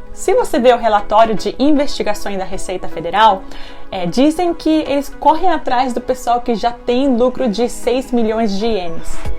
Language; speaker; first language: Portuguese; early bilingual, heritage; Japanese